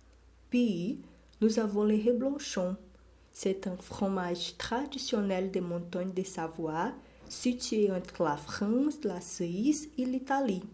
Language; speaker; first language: French; non-native, learner; Portuguese